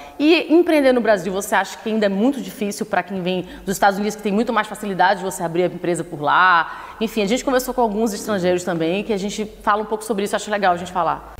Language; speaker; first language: Portuguese; native; Portuguese